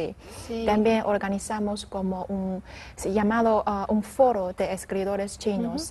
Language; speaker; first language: Spanish; non-native, learner; Chinese